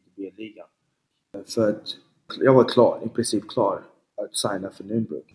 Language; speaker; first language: Swedish; early bilingual, other home language; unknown